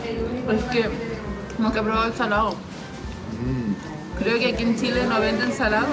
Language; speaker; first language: Spanish; native; Spanish